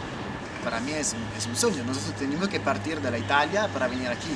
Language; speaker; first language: Spanish; non-native, learner; Italian